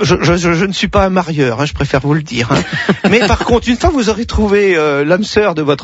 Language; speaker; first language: French; native; French